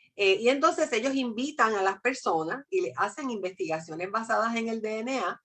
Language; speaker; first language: Spanish; native; Spanish